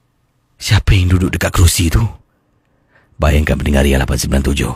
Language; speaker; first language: Malay; native; Malay